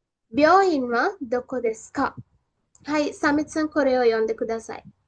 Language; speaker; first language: Japanese; non-native, fluent; Sinhala